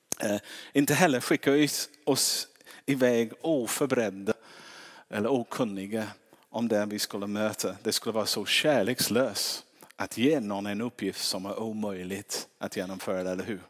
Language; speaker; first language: Swedish; non-native, fluent; English